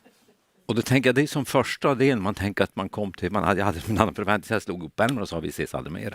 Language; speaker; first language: Swedish; native; Swedish